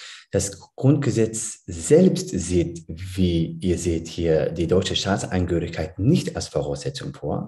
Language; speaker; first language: German; early bilingual, other home language; Turkish